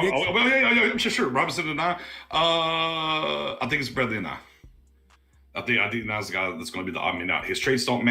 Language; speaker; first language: English; native; English